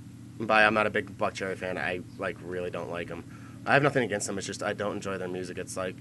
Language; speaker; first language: English; native; English